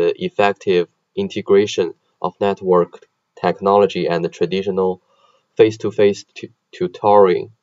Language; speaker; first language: English; non-native, learner; Chinese